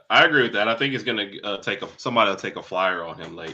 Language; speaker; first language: English; native; English